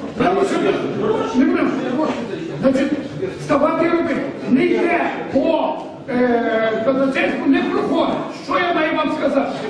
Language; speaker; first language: Ukrainian; native; Ukrainian